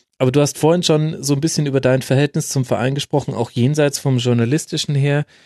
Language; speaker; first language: German; native; German